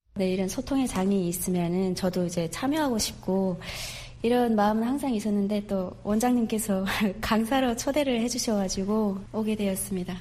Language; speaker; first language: Korean; native; Korean